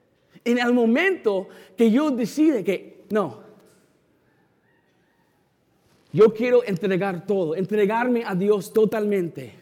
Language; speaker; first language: Spanish; non-native, fluent; English